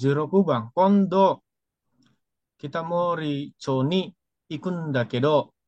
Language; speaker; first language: Japanese; non-native, fluent; Indonesian